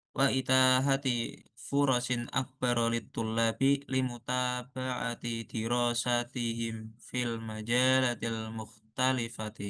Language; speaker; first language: Arabic; non-native, learner; Indonesian